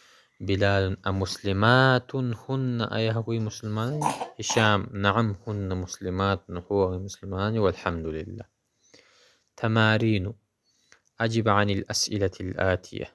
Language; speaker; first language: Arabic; non-native, fluent; Pashto